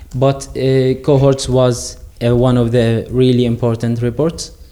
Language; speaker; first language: English; non-native, fluent; Arabic